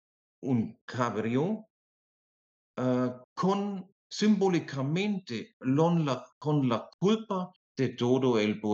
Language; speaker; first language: Spanish; non-native, fluent; German